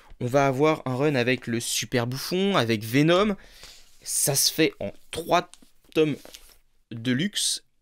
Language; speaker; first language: French; native; French